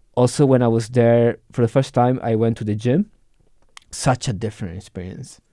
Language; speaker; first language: English; non-native, fluent; Italian